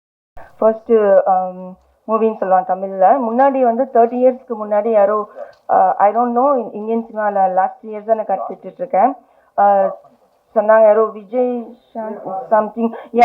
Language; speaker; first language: Tamil; early bilingual, heritage; Tamil